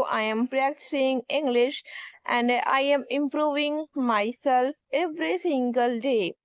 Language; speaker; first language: English; non-native, learner; Hindi